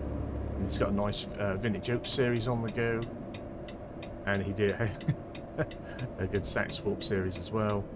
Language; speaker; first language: English; native; English